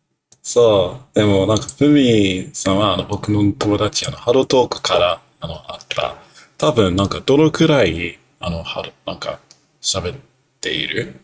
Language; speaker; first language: Japanese; non-native, learner; English